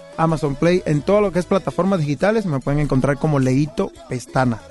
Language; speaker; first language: Spanish; native; Spanish